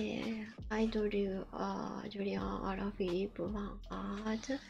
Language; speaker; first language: English; non-native, learner; Japanese